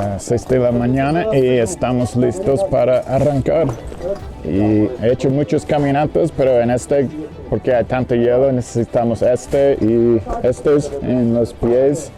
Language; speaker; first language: Spanish; non-native, fluent; English